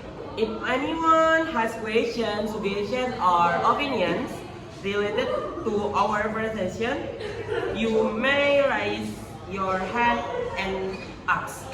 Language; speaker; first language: English; non-native, learner; Indonesian